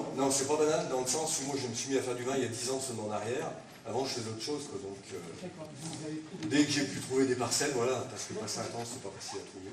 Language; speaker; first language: French; native; French